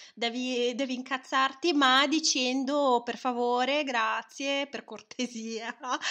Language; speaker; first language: Italian; non-native, fluent; Portuguese